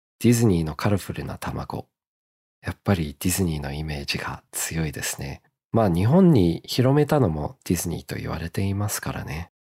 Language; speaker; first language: Japanese; early bilingual, heritage; Japanese